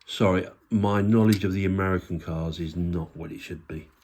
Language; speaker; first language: English; native; English